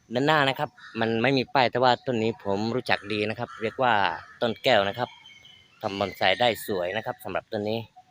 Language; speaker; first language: Thai; non-native, local second language; Malay